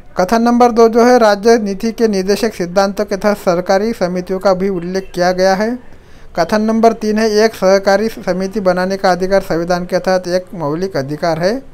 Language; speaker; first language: Hindi; non-native, local second language; Marathi